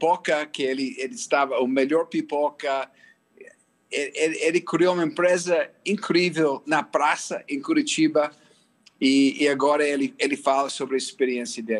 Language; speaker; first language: Portuguese; non-native, fluent; English